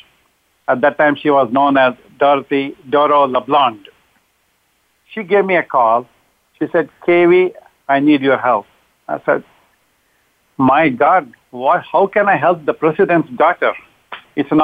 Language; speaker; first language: English; non-native, local second language; Kannada